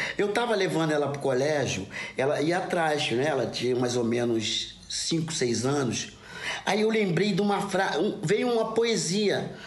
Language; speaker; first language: Portuguese; native; Portuguese